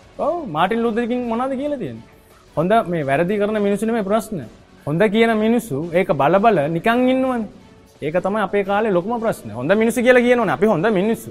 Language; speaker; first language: Sinhala; non-native, local second language; Tamil